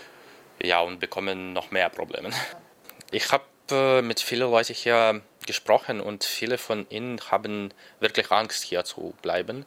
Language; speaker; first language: German; non-native, learner; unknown